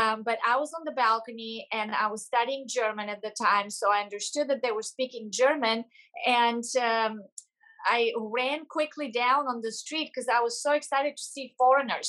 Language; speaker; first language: English; non-native, fluent; Bulgarian